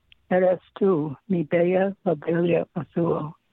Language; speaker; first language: Spanish; non-native, fluent; English